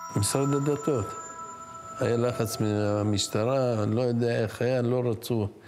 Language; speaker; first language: Hebrew; non-native, local second language; Arabic